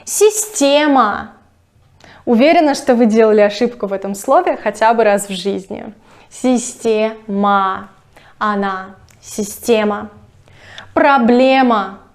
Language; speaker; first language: Russian; native; Russian